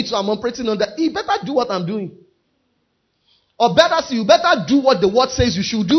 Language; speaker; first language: English; non-native, local second language; Yoruba